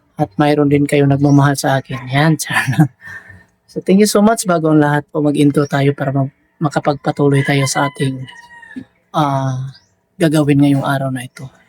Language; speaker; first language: Filipino; non-native, local second language; Cebuano